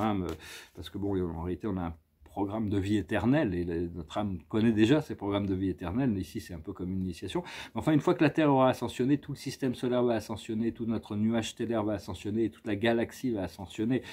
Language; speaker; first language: French; native; French